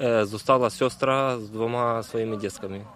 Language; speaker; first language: Polish; non-native, learner; Ukrainian